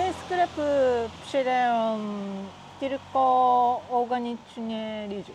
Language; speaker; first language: Polish; non-native, learner; Japanese